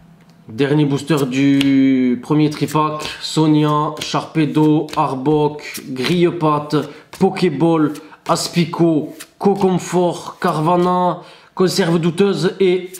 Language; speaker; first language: French; native; French